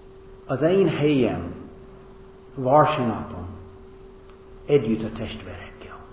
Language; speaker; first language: Hungarian; non-native, fluent; English